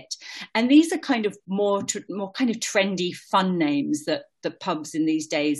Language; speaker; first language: English; native; English